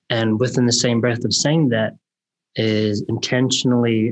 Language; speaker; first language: English; native; English